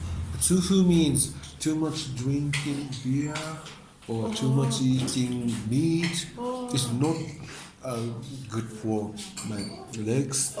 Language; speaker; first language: English; non-native, learner; Japanese